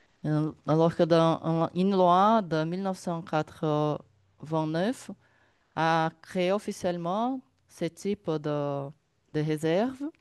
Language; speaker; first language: French; non-native, learner; Portuguese